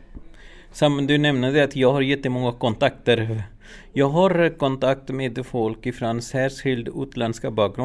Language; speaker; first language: Swedish; non-native, learner; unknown